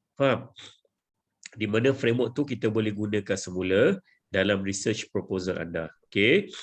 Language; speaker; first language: Malay; native; Malay